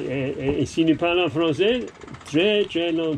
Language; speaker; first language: French; non-native, learner; English